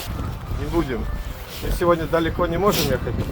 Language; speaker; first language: Russian; native; Russian